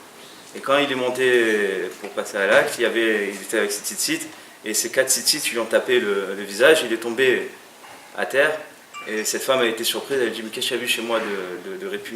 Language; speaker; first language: French; native; French